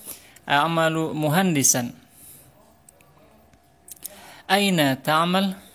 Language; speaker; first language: Arabic; non-native, fluent; Indonesian